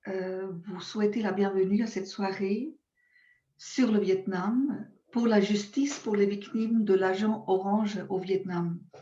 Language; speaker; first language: French; non-native, local second language; German